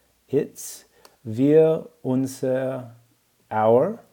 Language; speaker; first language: German; non-native, learner; English